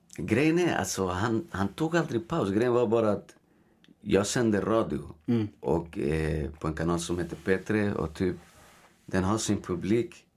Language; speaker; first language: Swedish; early bilingual, other home language; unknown